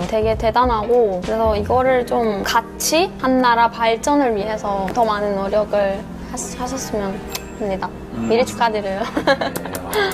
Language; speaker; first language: Korean; non-native, fluent; Persian